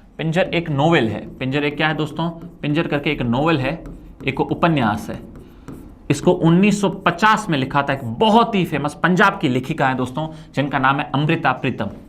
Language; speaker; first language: Hindi; native; Hindi